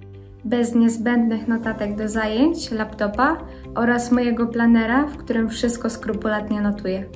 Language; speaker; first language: Polish; native; Polish